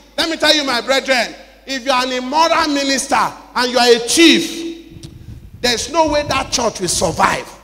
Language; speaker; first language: English; non-native, local second language; Yoruba